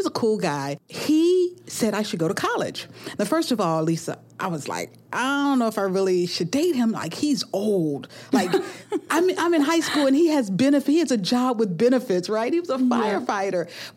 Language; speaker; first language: English; native; English